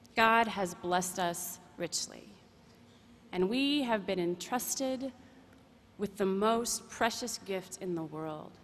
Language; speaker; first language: English; native; English